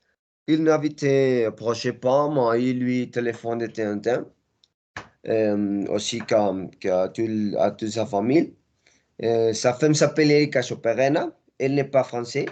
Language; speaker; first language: French; non-native, learner; Spanish